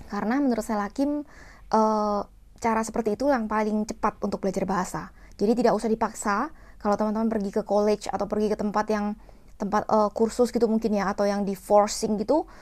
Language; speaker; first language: Indonesian; non-native, fluent; Korean